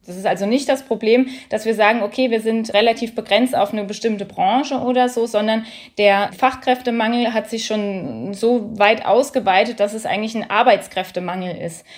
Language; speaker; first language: German; native; German